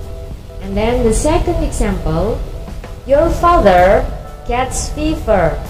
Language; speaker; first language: English; non-native, fluent; Indonesian